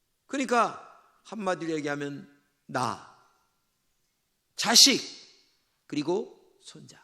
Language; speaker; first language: Korean; native; Korean